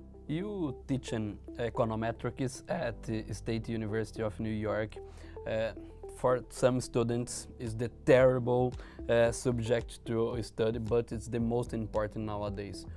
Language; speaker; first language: English; non-native, learner; Portuguese